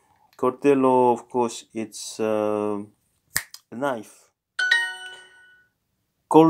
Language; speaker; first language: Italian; non-native, learner; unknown